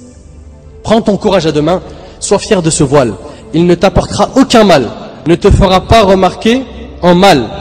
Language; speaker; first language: French; native; French